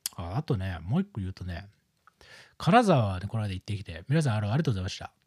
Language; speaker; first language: Japanese; native; Japanese